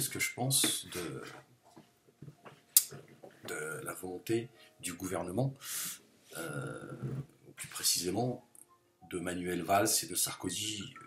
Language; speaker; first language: French; native; French